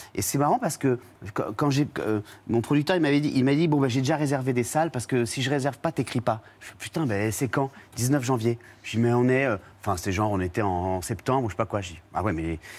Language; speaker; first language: French; native; French